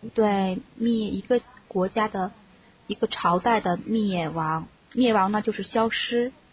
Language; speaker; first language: Chinese; native; Chinese